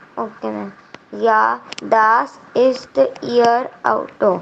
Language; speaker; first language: German; non-native, learner; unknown